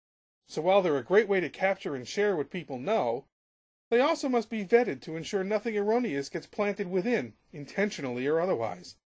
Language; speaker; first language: English; native; English